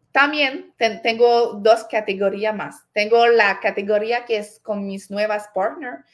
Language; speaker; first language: Spanish; non-native, fluent; French